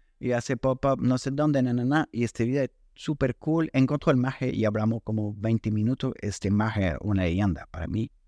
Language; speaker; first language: Spanish; non-native, fluent; French